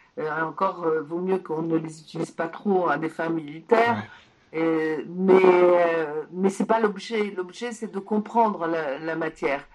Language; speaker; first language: French; early bilingual, other home language; Polish